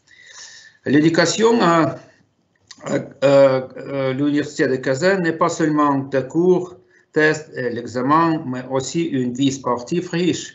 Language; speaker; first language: French; non-native, fluent; Russian